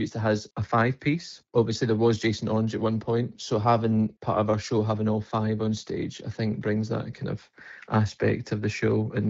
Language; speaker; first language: English; native; English